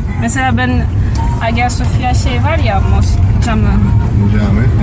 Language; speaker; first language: Turkish; non-native, fluent; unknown